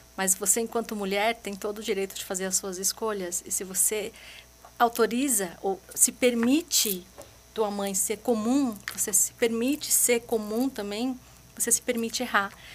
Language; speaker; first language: Portuguese; early bilingual, other home language; Arabic